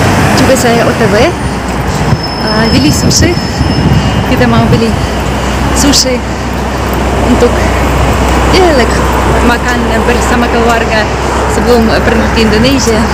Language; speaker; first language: Indonesian; non-native, learner; Russian